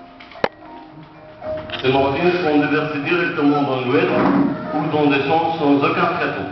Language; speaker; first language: French; non-native, local second language; Arabic